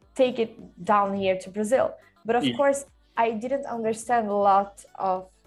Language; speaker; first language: English; non-native, fluent; Swedish